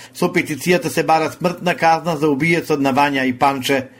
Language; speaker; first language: Macedonian; native; Macedonian